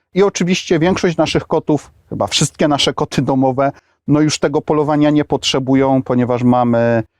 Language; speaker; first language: Polish; native; Polish